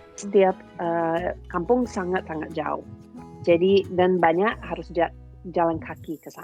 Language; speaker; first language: Indonesian; non-native, fluent; English